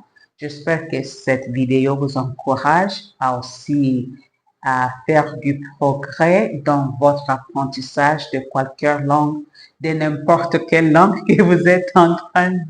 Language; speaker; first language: French; non-native, learner; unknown